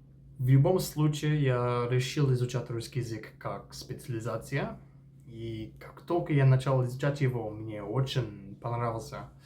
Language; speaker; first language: Russian; non-native, fluent; English